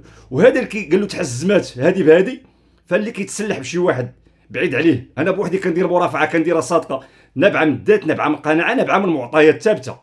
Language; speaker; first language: Arabic; native; Arabic